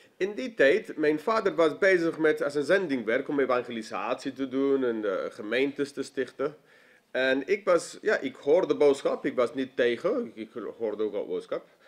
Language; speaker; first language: Dutch; non-native, fluent; English